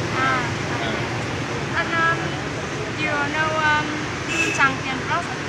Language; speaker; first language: English; non-native, learner; Vietnamese